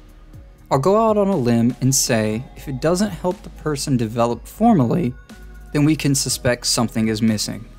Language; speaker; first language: English; native; English